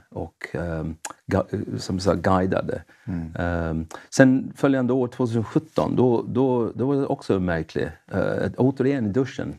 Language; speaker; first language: Swedish; non-native, fluent; English